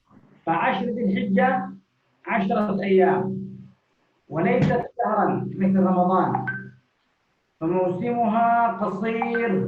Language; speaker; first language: Arabic; native; Arabic